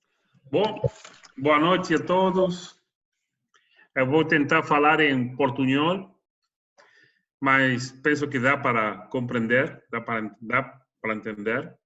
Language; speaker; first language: Portuguese; non-native, learner; Spanish